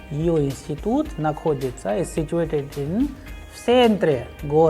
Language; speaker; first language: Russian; non-native, fluent; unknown